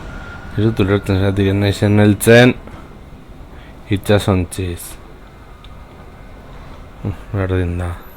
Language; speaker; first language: Basque; native; Basque